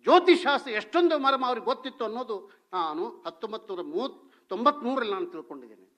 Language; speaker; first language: Kannada; non-native, local second language; Hindi